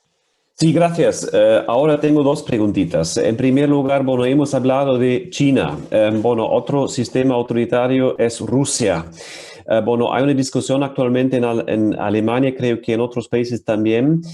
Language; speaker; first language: Spanish; non-native, fluent; German